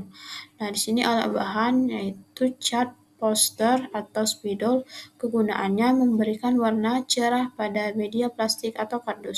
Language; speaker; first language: Indonesian; native; Indonesian